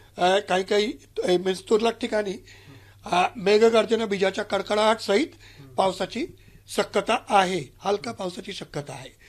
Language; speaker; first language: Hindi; non-native, local second language; Marathi